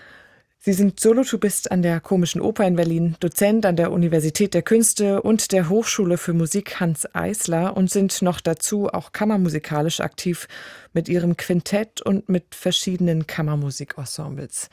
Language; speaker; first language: German; native; German